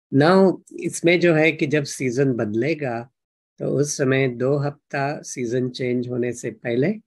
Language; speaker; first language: Hindi; non-native, local second language; Marathi